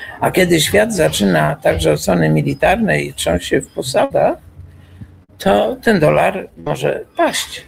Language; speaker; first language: Polish; native; Polish